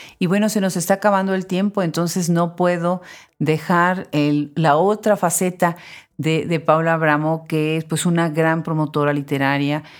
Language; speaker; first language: Spanish; native; Spanish